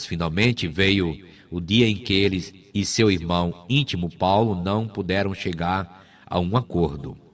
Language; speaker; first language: Portuguese; native; Portuguese